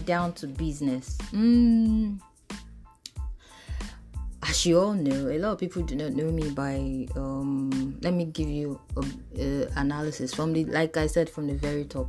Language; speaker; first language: English; non-native, local second language; Yoruba